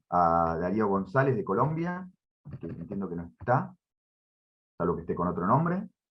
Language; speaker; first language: Spanish; native; Spanish